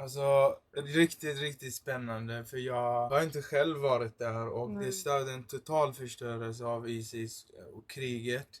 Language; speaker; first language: Swedish; early bilingual, other home language; Arabic